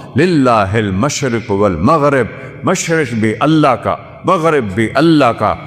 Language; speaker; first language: Urdu; non-native, local second language; Saraiki